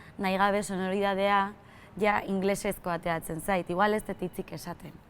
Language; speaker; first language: Basque; native; Basque